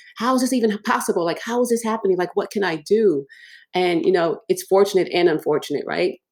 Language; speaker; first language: English; early bilingual, other home language; Yoruba